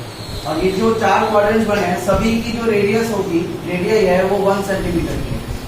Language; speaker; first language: Hindi; native; Hindi